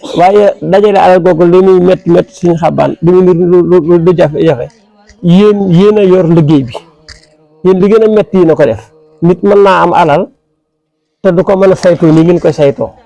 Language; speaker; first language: Wolof; native; Wolof